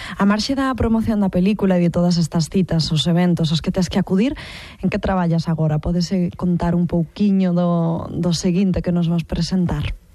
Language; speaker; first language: Galician; native; Galician